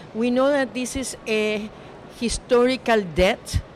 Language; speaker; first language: English; non-native, fluent; Spanish